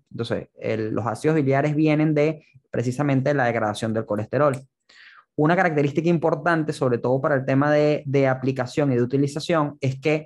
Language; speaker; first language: Spanish; native; Spanish